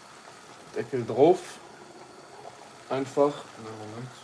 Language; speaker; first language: German; early bilingual, other home language; Kurdish